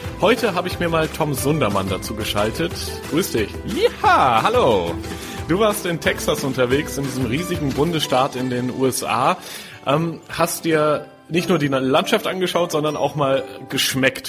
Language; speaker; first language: German; native; German